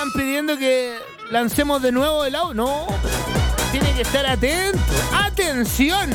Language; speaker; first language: Spanish; native; Spanish